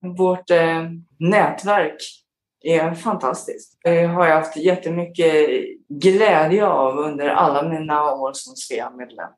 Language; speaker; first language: Swedish; native; Swedish